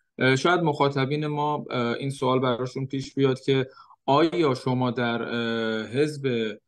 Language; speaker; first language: Persian; native; Persian